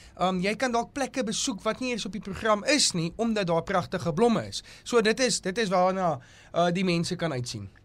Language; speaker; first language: Afrikaans; native; Afrikaans